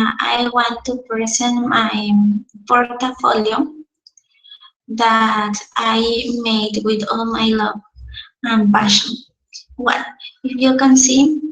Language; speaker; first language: English; non-native, learner; Spanish